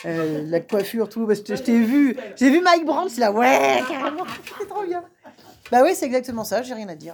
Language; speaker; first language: French; native; French